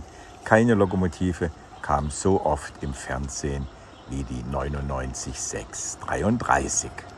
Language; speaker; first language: German; native; German